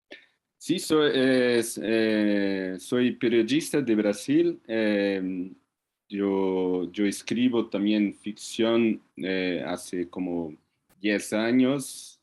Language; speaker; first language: Spanish; non-native, fluent; Portuguese